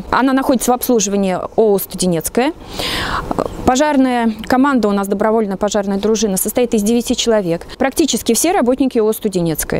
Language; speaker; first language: Russian; native; Russian